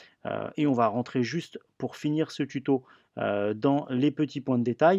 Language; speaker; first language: French; native; French